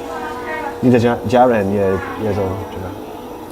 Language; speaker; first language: Chinese; non-native, learner; English